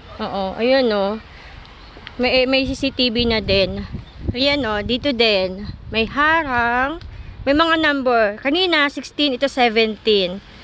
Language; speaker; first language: Filipino; native; Filipino